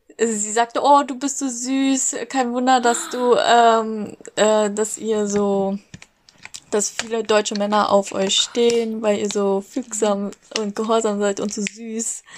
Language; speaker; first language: German; native; German